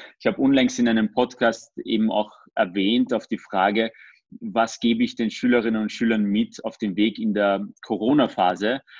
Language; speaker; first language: German; early bilingual, other home language; Armenian